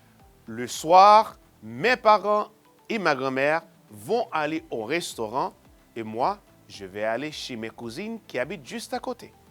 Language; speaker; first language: French; non-native, fluent; Spanish